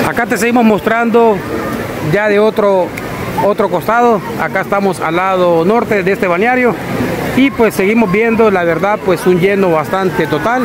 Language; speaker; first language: Spanish; native; Spanish